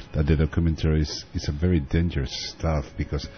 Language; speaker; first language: English; non-native, fluent; Spanish